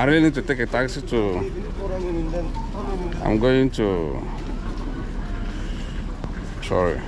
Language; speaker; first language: English; non-native, learner; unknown